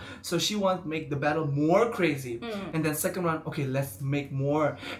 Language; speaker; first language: English; non-native, fluent; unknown